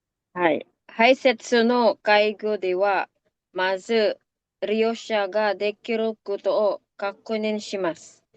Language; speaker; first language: Japanese; non-native, learner; Filipino